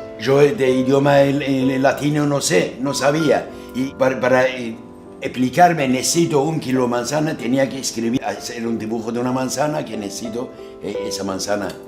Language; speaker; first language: Spanish; non-native, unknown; Azerbaijani